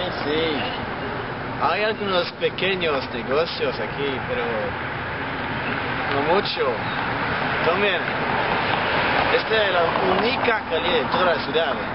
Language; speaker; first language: Spanish; non-native, learner; English